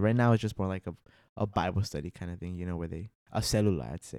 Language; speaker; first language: English; early bilingual, other home language; Spanish